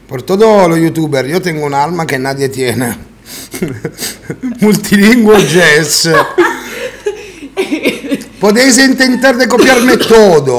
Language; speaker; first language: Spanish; non-native, fluent; Italian